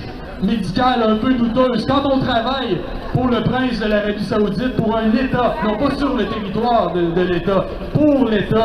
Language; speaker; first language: French; native; French